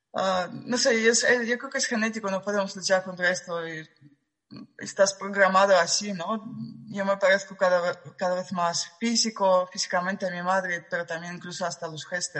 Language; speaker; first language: Spanish; non-native, fluent; Russian